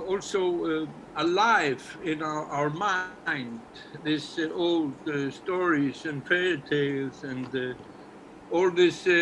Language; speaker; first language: English; non-native, learner; Icelandic